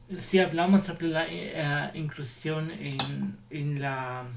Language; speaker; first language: Spanish; non-native, learner; German